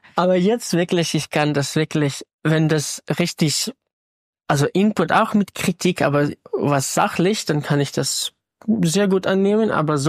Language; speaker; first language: German; non-native, fluent; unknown